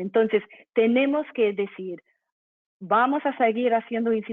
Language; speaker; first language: Spanish; non-native, fluent; English